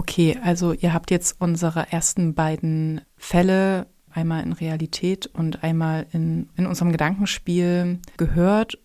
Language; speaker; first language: German; native; German